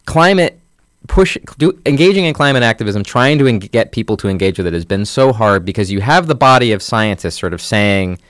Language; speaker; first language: English; native; English